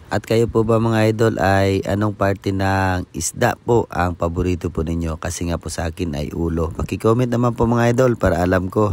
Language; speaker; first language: Filipino; native; Filipino